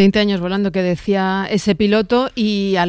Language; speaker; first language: Spanish; native; Spanish